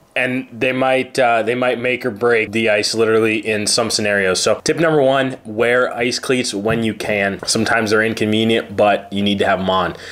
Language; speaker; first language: English; native; English